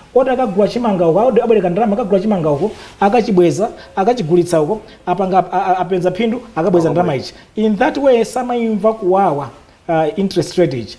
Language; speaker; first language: Nyanja; native; Nyanja